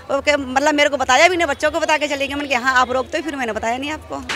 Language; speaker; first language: Hindi; native; Hindi